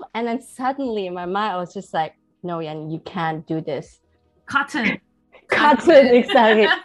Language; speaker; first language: English; early bilingual, heritage; Chinese